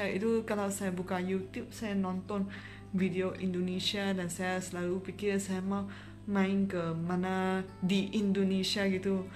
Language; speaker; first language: Indonesian; non-native, fluent; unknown